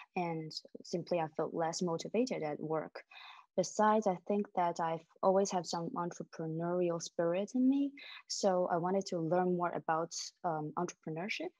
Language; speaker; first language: English; non-native, fluent; Chinese